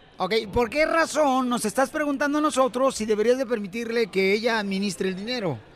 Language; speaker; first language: Spanish; native; Spanish